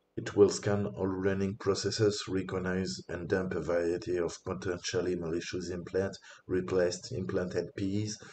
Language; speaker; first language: English; non-native, fluent; French